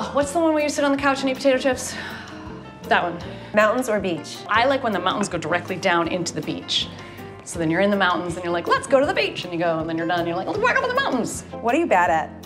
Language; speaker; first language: English; native; English